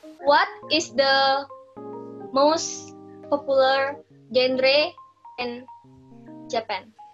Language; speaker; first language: English; non-native, learner; Indonesian